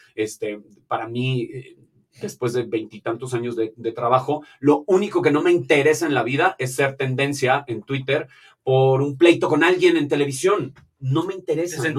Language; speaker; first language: Spanish; native; Spanish